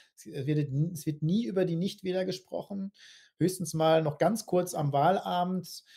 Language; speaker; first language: German; native; German